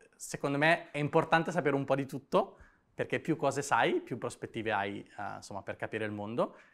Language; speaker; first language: Italian; native; Italian